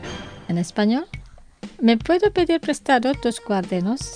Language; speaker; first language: Spanish; non-native, fluent; Indonesian